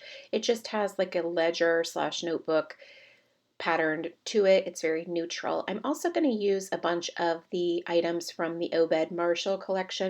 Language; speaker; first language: English; native; English